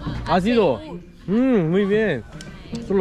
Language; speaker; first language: Spanish; non-native, learner; Korean